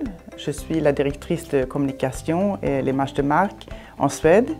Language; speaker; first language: French; non-native, fluent; Swedish